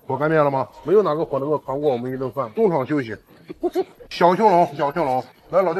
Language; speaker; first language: Chinese; native; Chinese